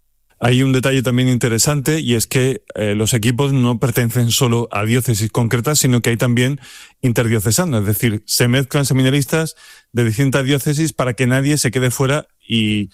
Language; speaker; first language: Spanish; native; Spanish